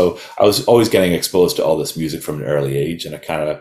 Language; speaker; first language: English; native; English